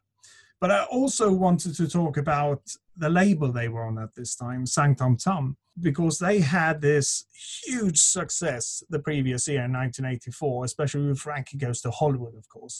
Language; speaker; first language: English; non-native, fluent; Swedish